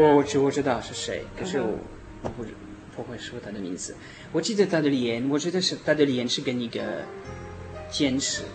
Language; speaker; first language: Chinese; non-native, learner; French